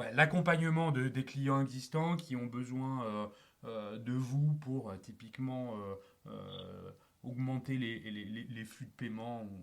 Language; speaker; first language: French; native; French